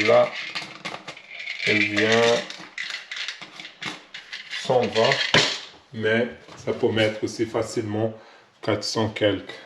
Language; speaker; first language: French; non-native, learner; Portuguese